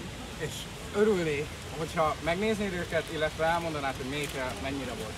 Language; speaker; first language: Hungarian; native; Hungarian